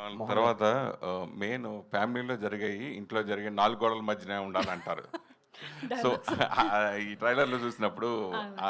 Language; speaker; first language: Telugu; native; Telugu